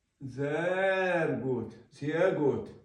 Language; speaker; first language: German; non-native, learner; Ukrainian